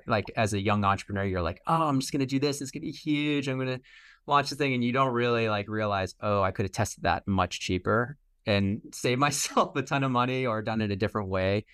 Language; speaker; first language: English; native; English